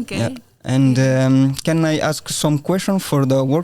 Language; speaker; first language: English; non-native, learner; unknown